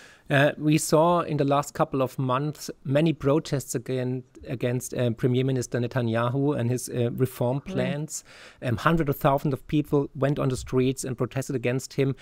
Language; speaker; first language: English; non-native, fluent; German